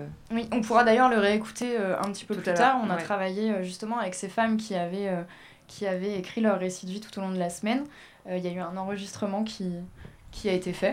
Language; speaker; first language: French; native; French